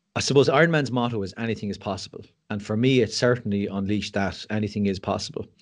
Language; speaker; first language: English; native; English